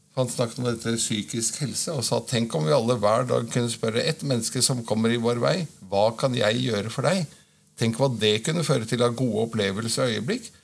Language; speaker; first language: Norwegian; native; Norwegian